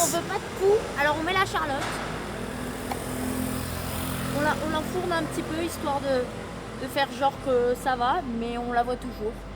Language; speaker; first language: French; native; French